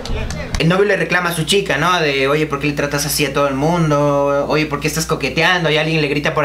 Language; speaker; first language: Spanish; native; Spanish